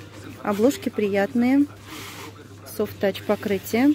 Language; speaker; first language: Russian; native; Russian